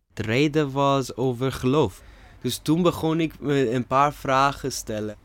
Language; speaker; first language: Dutch; non-native, fluent; Persian